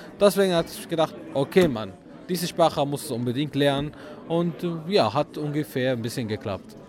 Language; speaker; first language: German; non-native, fluent; Arabic